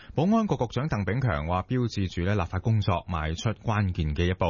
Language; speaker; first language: Cantonese; native; Cantonese